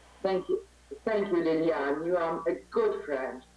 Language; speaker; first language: English; non-native, learner; German